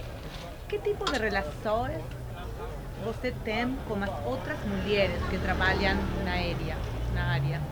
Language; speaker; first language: Portuguese; non-native, fluent; Spanish